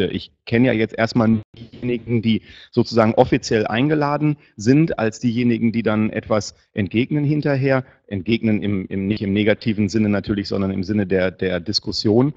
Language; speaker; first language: German; native; German